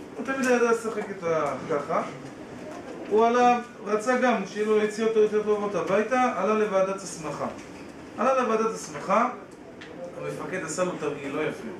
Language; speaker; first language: Hebrew; native; Hebrew